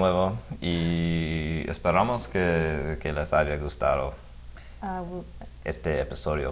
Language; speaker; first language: Spanish; non-native, fluent; English